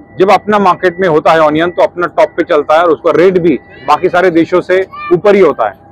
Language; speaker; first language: Hindi; non-native, local second language; Marathi